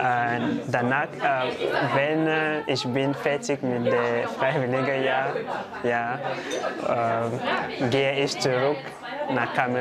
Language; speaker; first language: German; non-native, learner; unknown